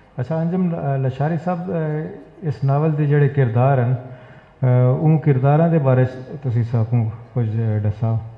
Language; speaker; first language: Urdu; non-native, local second language; Saraiki